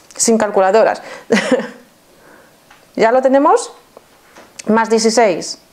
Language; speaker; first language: Spanish; non-native, fluent; Polish